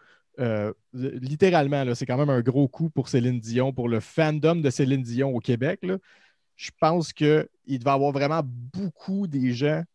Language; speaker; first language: French; native; French